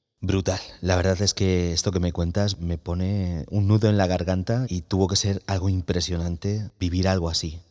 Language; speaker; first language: Spanish; native; Spanish